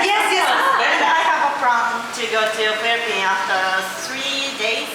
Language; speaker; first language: English; non-native, learner; Japanese